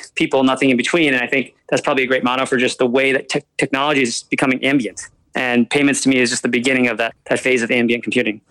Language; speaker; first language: English; native; English